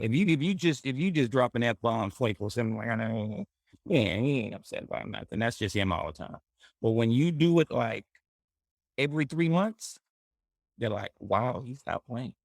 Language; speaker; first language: English; native; English